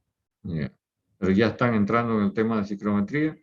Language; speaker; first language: Spanish; native; Spanish